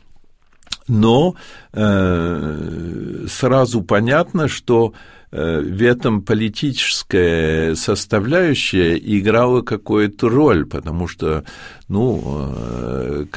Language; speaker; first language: Russian; early bilingual, heritage; Russian